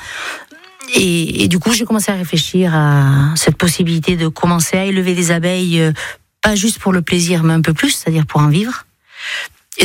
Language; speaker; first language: French; native; French